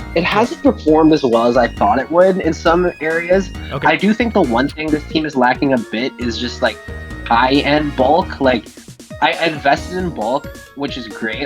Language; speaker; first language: English; native; English